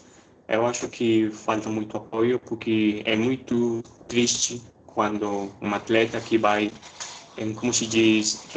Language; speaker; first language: Portuguese; non-native, learner; Spanish